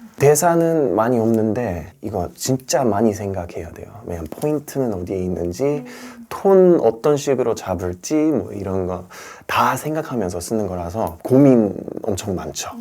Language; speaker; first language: Korean; non-native, fluent; English